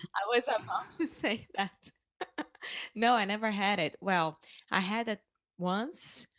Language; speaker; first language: English; non-native, fluent; Portuguese